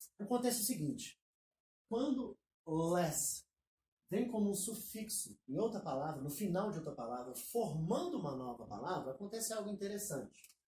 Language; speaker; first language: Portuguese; native; Portuguese